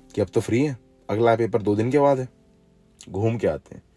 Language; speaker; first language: Hindi; native; Hindi